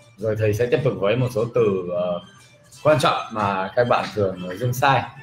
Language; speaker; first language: Vietnamese; non-native, fluent; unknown